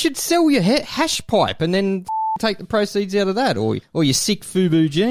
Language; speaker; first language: English; native; English